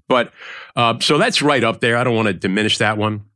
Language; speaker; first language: English; native; English